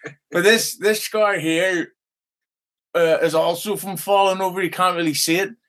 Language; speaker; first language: English; native; English